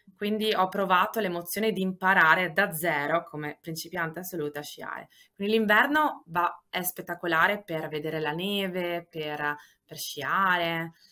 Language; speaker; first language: Italian; native; Italian